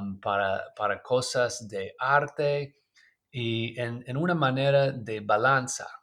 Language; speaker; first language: Spanish; non-native, learner; English